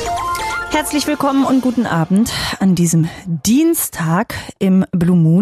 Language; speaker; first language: German; native; German